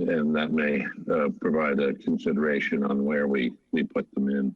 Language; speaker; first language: English; native; English